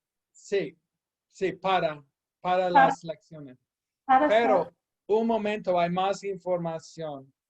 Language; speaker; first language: Spanish; non-native, fluent; English